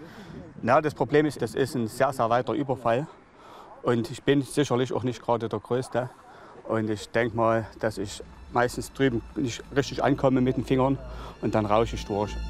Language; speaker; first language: German; native; German